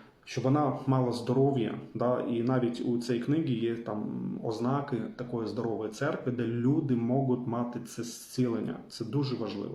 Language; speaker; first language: Ukrainian; non-native, local second language; Russian